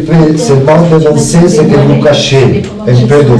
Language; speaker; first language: French; non-native, learner; German